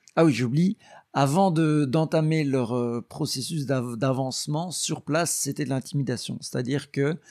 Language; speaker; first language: French; native; French